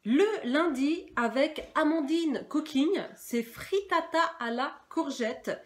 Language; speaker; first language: French; native; French